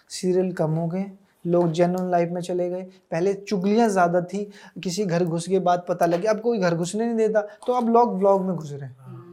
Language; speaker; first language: Hindi; native; Hindi